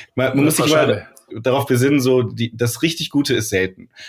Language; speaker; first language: German; native; German